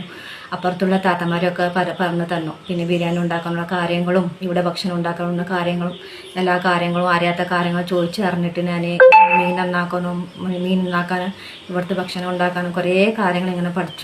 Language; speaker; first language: Malayalam; non-native, local second language; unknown